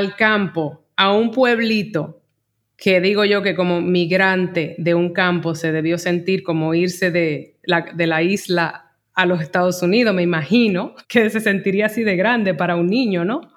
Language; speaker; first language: Spanish; native; Spanish